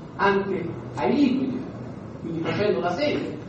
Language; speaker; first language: Italian; native; Italian